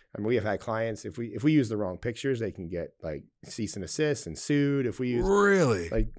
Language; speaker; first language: English; native; English